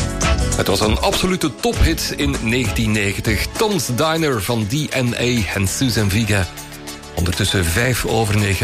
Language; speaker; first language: Dutch; native; Dutch